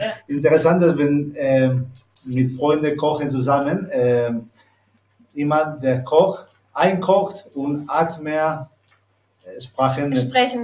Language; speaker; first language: German; non-native, learner; Spanish